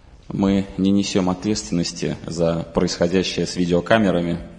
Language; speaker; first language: Russian; native; Russian